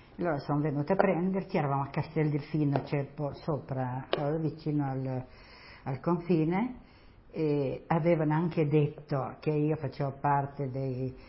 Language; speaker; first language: Italian; native; Italian